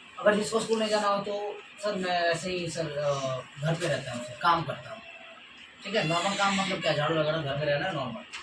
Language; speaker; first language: Hindi; native; Hindi